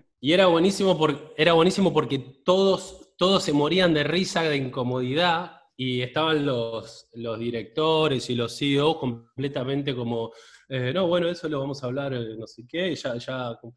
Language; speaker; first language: Spanish; native; Spanish